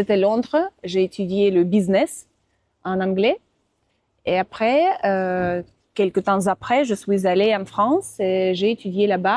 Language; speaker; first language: French; non-native, fluent; Russian